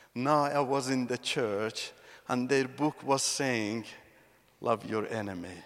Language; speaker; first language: English; non-native, fluent; Persian